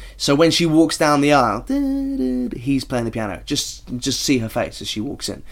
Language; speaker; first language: English; native; English